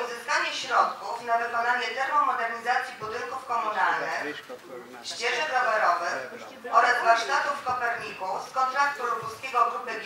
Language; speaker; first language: Polish; native; Polish